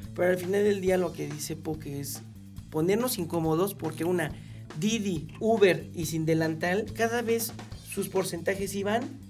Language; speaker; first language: Spanish; native; Spanish